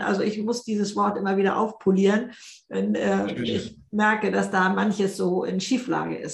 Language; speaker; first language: German; native; German